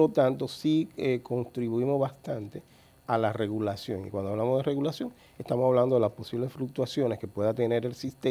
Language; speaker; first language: Spanish; native; Spanish